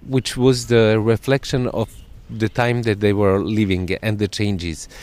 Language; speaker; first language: English; non-native, fluent; Serbian